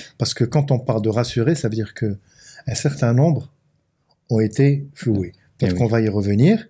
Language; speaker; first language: French; non-native, local second language; Arabic